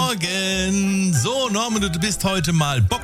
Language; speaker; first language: German; native; German